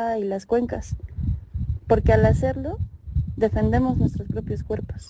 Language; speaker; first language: Spanish; native; Spanish